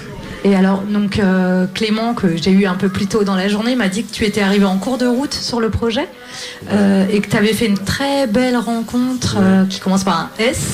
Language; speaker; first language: French; native; French